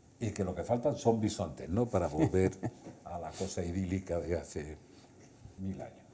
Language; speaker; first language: Spanish; native; Spanish